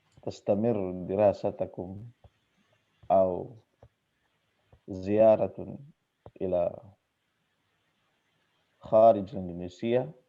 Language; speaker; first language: Arabic; non-native, fluent; Indonesian